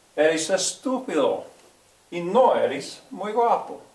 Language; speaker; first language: Spanish; non-native, fluent; English